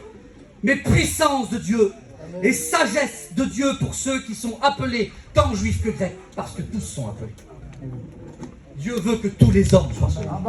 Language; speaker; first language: French; native; French